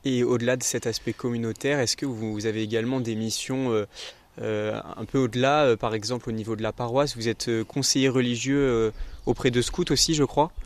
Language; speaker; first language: French; native; French